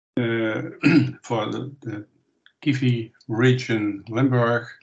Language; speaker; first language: English; non-native, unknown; Dutch